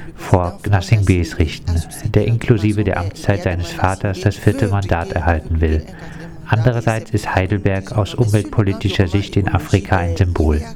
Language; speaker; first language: German; non-native, fluent; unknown